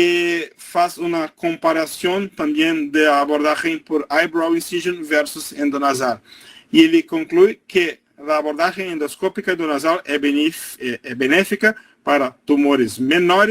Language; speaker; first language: Portuguese; native; Portuguese